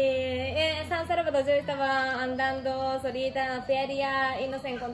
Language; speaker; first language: Spanish; non-native, learner; Japanese